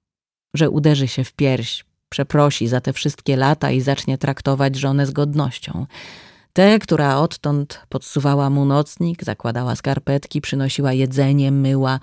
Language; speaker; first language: Polish; native; Polish